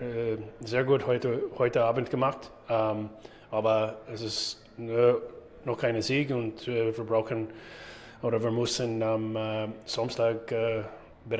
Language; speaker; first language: German; non-native, fluent; English